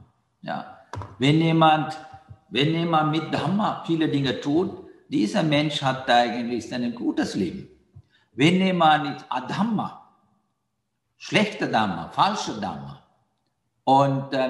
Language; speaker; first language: German; non-native, learner; Sinhala